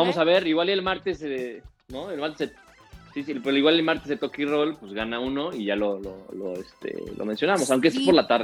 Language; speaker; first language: Spanish; native; Spanish